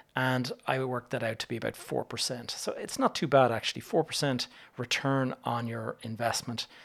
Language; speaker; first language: English; native; English